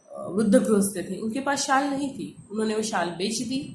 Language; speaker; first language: Hindi; non-native, local second language; Marathi